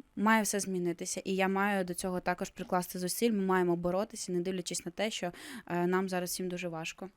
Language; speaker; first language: Ukrainian; native; Ukrainian